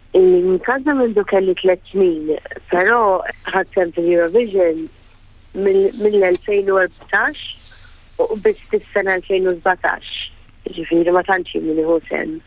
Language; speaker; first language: Maltese; native; Maltese